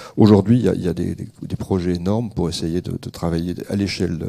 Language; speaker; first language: French; native; French